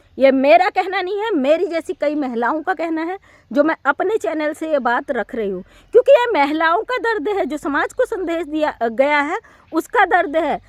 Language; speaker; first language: Hindi; native; Hindi